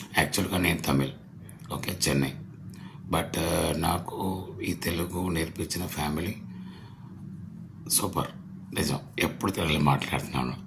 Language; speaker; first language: Telugu; non-native, learner; Tamil